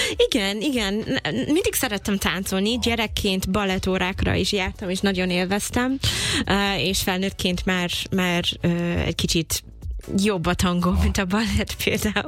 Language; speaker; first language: Hungarian; non-native, fluent; English